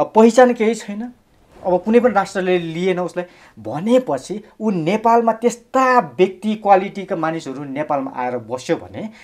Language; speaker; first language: Nepali; native; Nepali